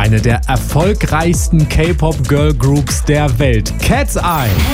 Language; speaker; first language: German; native; German